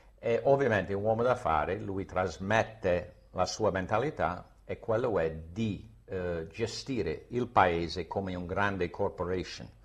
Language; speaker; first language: Italian; non-native, fluent; English